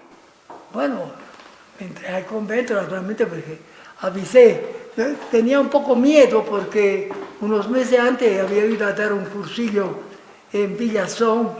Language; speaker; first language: Spanish; non-native, fluent; Italian